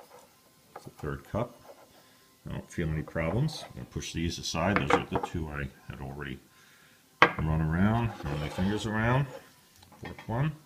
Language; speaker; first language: English; native; English